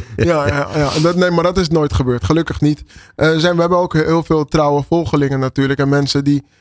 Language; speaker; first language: Dutch; native; Dutch